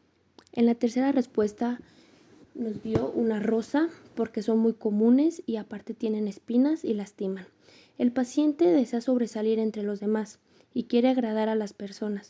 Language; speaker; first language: Spanish; native; Spanish